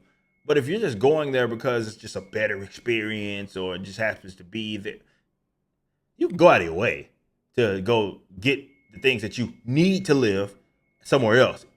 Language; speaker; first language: English; native; English